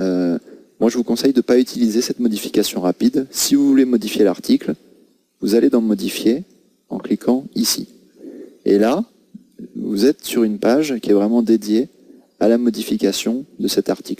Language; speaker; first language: French; native; French